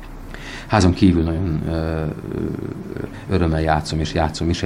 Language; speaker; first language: Hungarian; native; Hungarian